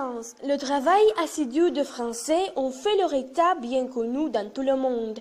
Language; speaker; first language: French; non-native, learner; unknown